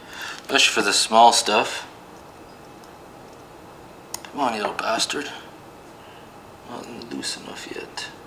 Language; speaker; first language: English; native; English